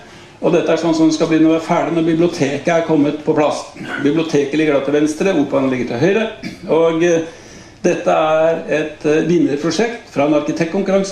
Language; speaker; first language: Norwegian; native; Norwegian